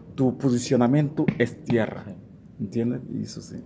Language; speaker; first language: Spanish; non-native, fluent; Portuguese